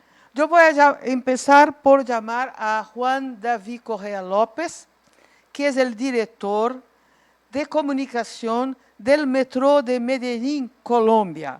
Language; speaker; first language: Spanish; non-native, local second language; Portuguese